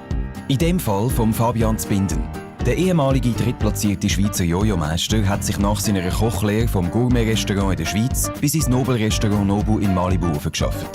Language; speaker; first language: German; native; German